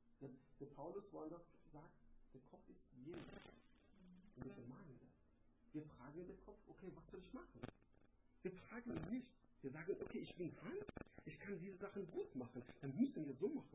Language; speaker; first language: German; non-native, learner; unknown